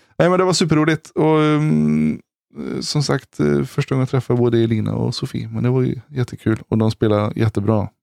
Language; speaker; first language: Swedish; native; Swedish